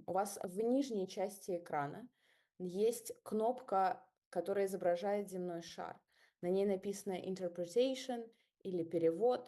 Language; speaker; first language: Russian; native; Russian